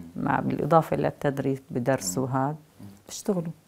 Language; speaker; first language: Arabic; native; Arabic